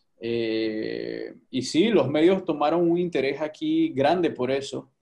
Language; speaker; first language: Spanish; native; Spanish